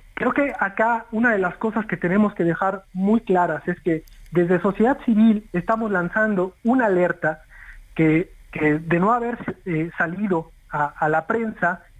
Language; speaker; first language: Spanish; native; Spanish